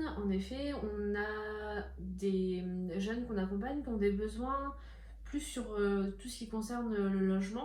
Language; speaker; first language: French; native; French